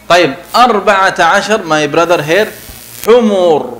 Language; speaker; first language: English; non-native, fluent; Arabic